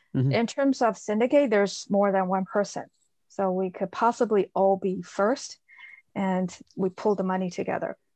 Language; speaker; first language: English; early bilingual, other home language; Chinese